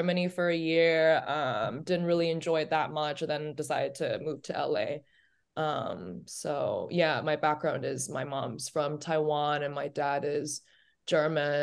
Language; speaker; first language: English; native; English